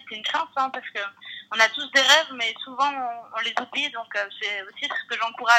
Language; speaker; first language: French; native; French